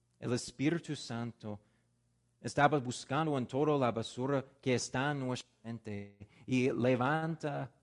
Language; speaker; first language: Spanish; non-native, fluent; English